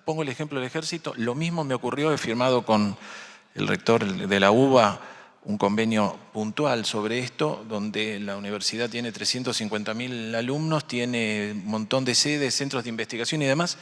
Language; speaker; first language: Spanish; native; Spanish